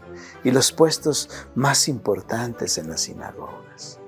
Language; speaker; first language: Spanish; native; Spanish